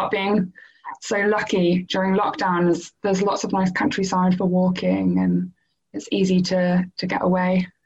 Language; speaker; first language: English; native; English